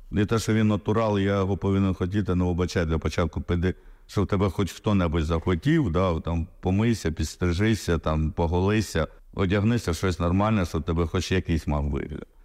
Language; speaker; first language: Ukrainian; non-native, local second language; Russian